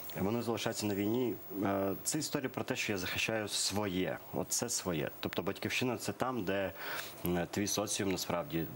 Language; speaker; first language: Ukrainian; early bilingual, other home language; Persian